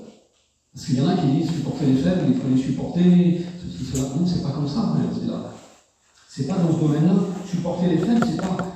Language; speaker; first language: French; native; French